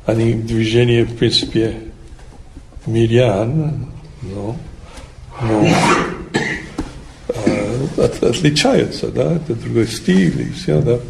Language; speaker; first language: Russian; non-native, fluent; English